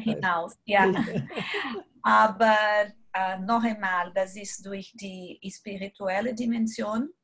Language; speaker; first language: German; non-native, learner; Portuguese